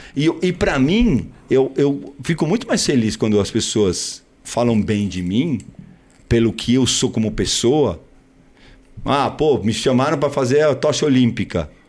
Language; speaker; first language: Portuguese; early bilingual, other home language; Spanish